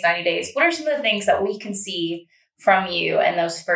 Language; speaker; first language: English; native; English